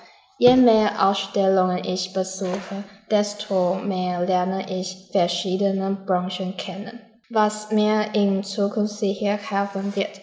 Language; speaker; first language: German; non-native, learner; Chinese